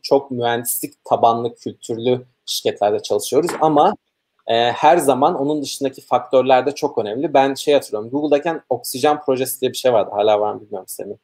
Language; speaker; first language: Turkish; native; Turkish